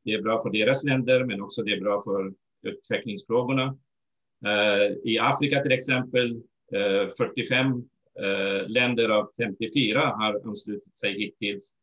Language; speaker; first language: Swedish; non-native, fluent; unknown